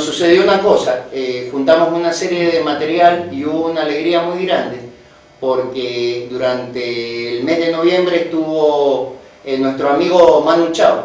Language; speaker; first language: Spanish; native; Spanish